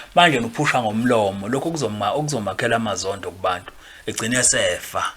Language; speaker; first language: Zulu; native; Zulu